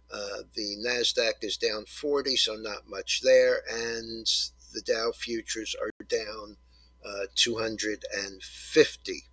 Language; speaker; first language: English; native; English